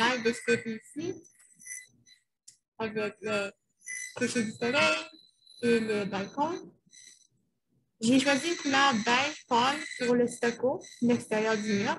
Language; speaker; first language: French; native; French